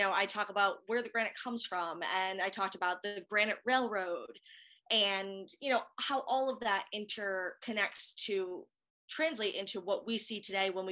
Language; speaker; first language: English; native; English